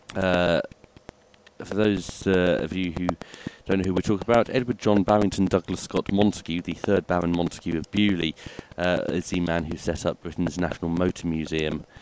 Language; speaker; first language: English; native; English